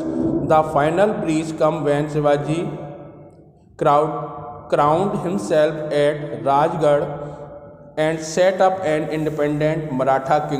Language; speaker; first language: English; non-native, local second language; Hindi